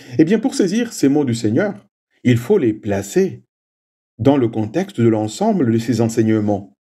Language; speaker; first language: French; non-native, local second language; Swahili